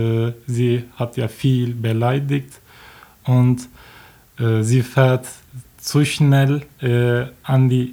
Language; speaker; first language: German; non-native, learner; Turkish